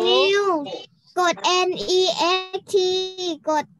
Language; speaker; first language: English; non-native, learner; Thai